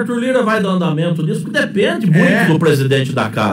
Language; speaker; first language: Portuguese; native; Portuguese